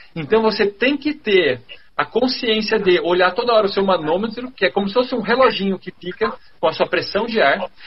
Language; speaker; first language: Portuguese; native; Portuguese